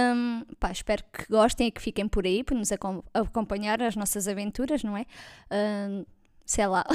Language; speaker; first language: Portuguese; native; Portuguese